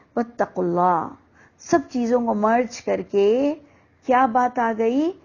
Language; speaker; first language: Urdu; native; Urdu